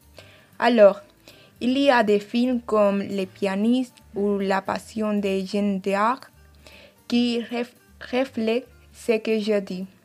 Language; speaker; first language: French; non-native, fluent; Spanish